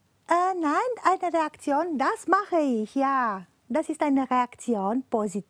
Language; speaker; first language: German; non-native, fluent; Romanian